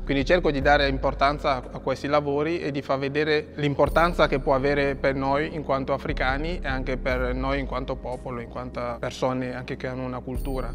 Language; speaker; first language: Italian; non-native, fluent; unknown